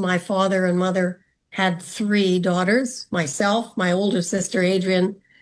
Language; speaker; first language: English; native; English